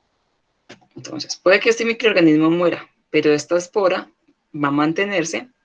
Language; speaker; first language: Spanish; native; Spanish